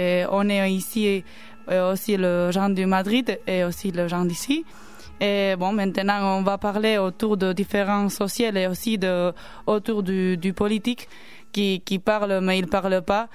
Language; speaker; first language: French; non-native, learner; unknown